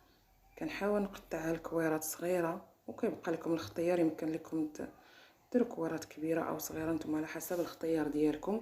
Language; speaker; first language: Arabic; native; Arabic